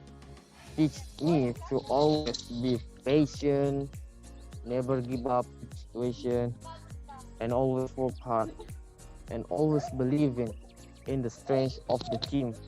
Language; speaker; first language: English; non-native, learner; Indonesian